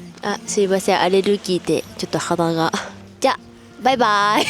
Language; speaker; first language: Japanese; native; Japanese